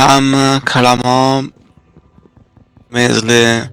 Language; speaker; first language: Persian; non-native, learner; Italian